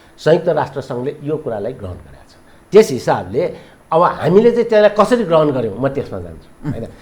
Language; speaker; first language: Nepali; non-native, local second language; Newari